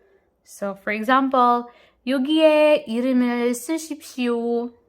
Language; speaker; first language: Korean; non-native, fluent; Filipino